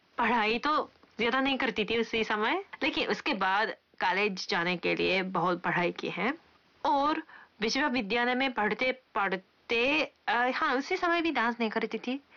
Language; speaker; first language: Hindi; non-native, fluent; Japanese